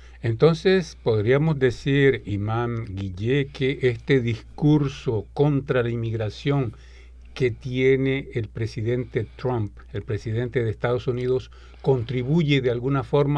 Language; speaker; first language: Spanish; native; Spanish